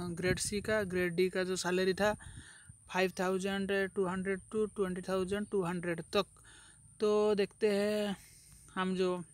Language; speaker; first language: Hindi; non-native, local second language; Assamese